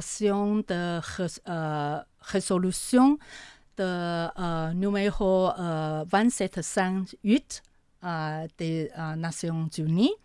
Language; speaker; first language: French; non-native, fluent; Chinese